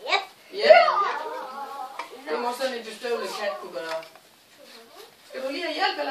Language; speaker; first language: Danish; native; Danish